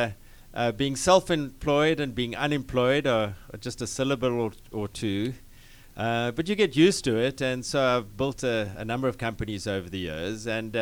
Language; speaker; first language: English; native; English